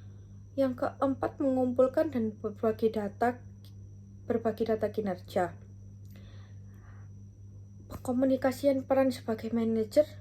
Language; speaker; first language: Indonesian; native; Indonesian